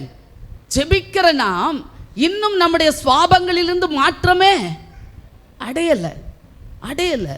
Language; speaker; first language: Tamil; native; Tamil